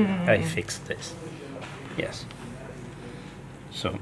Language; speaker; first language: English; non-native, learner; Italian